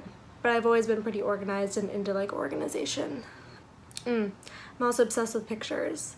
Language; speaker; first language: English; native; English